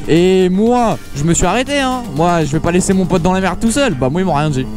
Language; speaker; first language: French; native; French